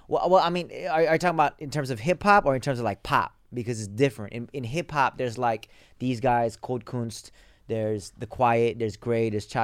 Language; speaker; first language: English; early bilingual, other home language; Korean